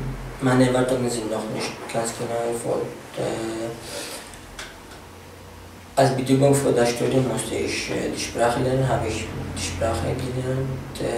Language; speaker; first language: German; non-native, fluent; Arabic